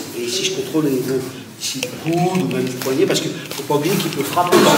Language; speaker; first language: French; native; French